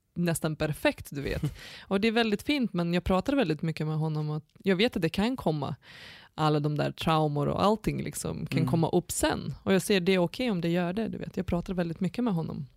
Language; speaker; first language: Swedish; non-native, fluent; Lithuanian